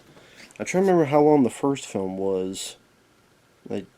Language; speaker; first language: English; native; English